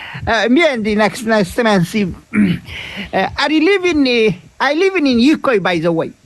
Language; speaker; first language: English; non-native, learner; Tigrinya